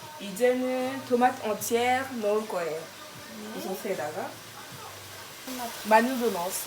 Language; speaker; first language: Korean; non-native, learner; French